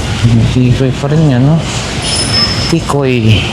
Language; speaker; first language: Filipino; native; Filipino